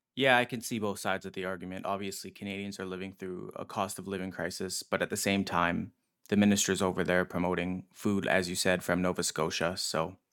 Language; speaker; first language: English; native; English